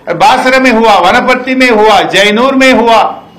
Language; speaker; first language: Hindi; non-native, local second language; Telugu